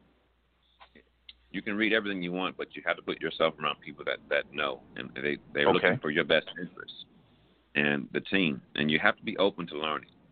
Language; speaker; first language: English; native; English